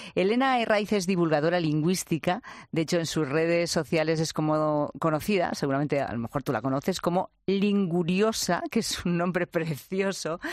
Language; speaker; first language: Spanish; native; Spanish